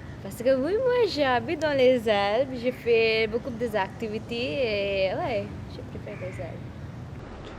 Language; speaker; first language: French; non-native, learner; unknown